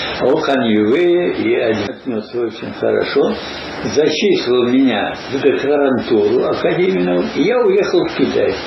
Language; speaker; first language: Russian; native; Russian